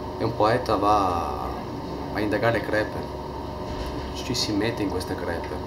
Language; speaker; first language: Italian; non-native, fluent; Albanian